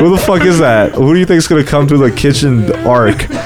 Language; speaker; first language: English; early bilingual, other home language; Polish